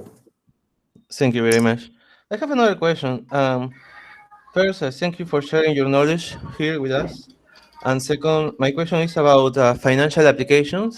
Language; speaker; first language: English; non-native, fluent; Spanish